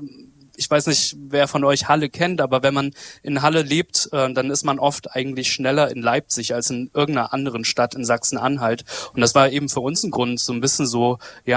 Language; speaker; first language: German; native; German